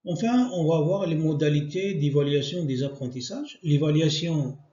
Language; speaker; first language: French; non-native, local second language; Arabic